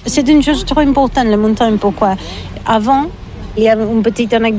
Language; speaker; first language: French; non-native, learner; Catalan